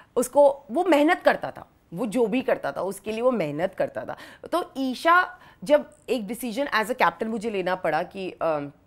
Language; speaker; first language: Hindi; native; Hindi